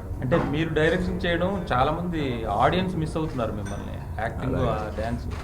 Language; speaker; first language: Telugu; native; Telugu